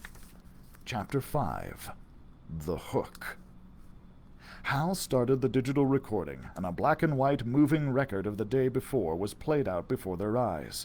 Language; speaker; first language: English; native; English